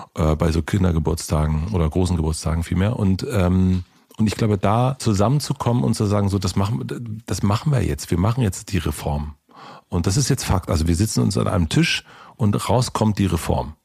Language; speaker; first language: German; native; German